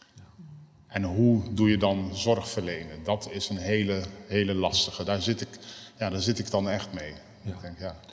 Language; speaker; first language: Dutch; native; Dutch